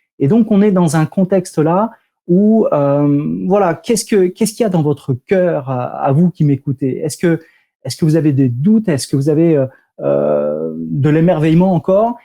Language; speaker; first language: French; native; French